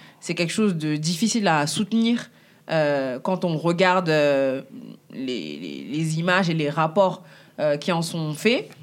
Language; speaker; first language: French; early bilingual, other home language; Bambara